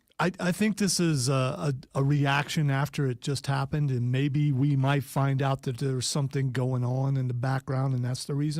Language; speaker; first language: English; native; English